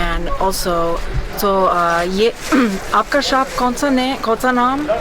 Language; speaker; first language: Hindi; non-native, learner; English